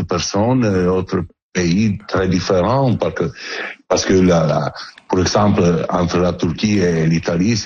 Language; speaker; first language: French; non-native, learner; Italian